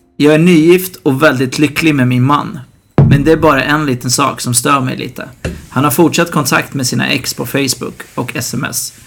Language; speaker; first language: Swedish; early bilingual, other home language; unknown